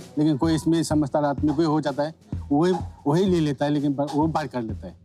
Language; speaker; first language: Hindi; non-native, local second language; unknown